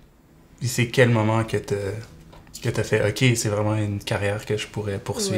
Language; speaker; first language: French; native; French